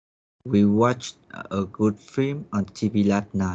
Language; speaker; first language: English; non-native, learner; Vietnamese